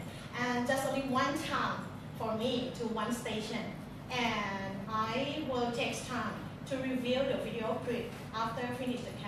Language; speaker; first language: English; non-native, fluent; Thai